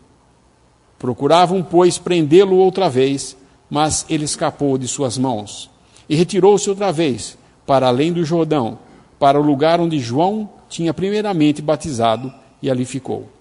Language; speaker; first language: Portuguese; native; Portuguese